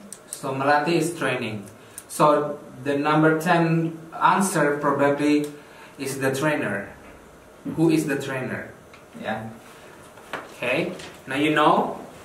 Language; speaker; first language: English; non-native, fluent; Indonesian